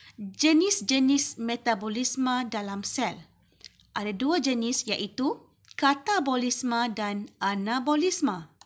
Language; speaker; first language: Malay; native; Malay